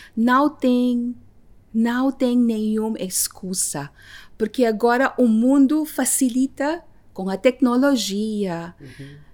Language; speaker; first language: Portuguese; non-native, learner; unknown